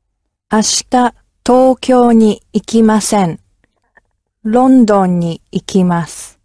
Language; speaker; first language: Japanese; non-native, learner; English